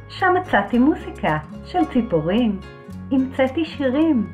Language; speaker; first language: Hebrew; native; Hebrew